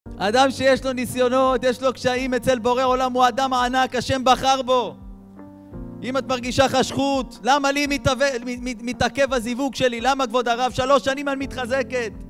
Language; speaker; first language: Hebrew; native; Hebrew